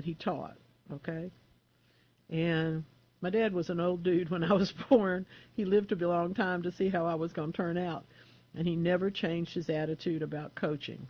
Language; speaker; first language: English; native; English